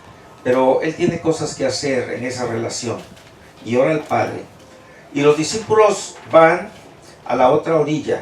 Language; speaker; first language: Spanish; native; Spanish